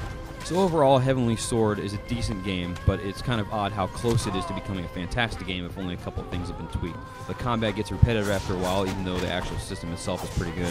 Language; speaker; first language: English; native; English